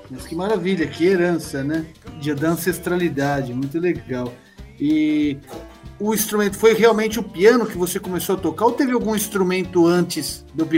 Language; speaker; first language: Portuguese; native; Portuguese